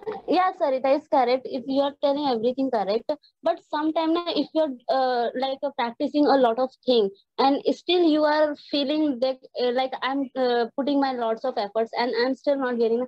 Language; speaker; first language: English; non-native, learner; Hindi